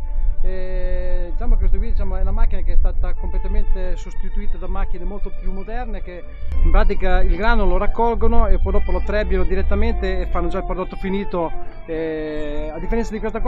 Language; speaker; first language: Italian; native; Italian